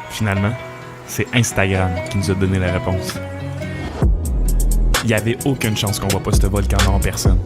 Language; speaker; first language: French; native; French